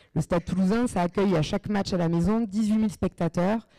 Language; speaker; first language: French; native; French